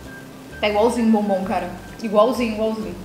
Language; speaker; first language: Portuguese; native; Portuguese